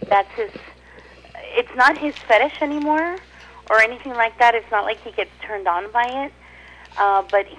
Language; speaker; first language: English; non-native, fluent; Spanish